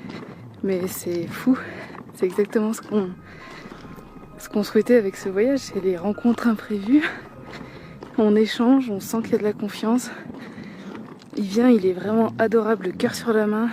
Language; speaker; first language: French; native; French